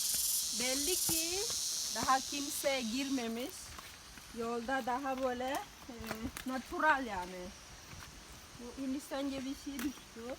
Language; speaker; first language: Turkish; non-native, learner; Indonesian